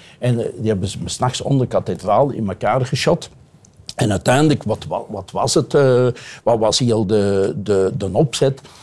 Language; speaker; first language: Dutch; native; Dutch